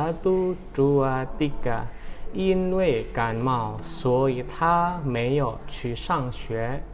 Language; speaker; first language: Chinese; non-native, fluent; Indonesian